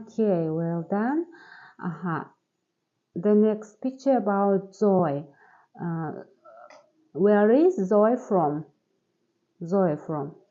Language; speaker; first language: English; non-native, learner; Kazakh